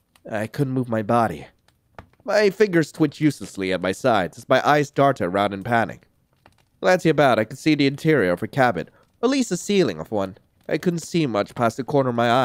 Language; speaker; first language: English; native; English